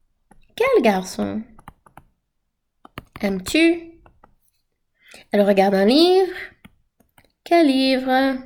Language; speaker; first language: French; non-native, fluent; English